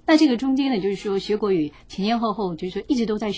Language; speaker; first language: Chinese; native; Chinese